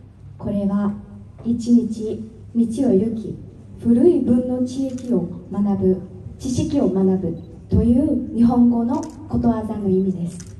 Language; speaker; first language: Japanese; non-native, fluent; Vietnamese